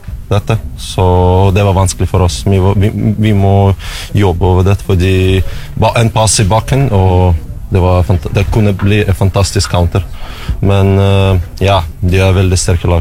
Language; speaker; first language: Norwegian; non-native, learner; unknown